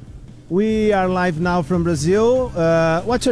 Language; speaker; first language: English; non-native, learner; Portuguese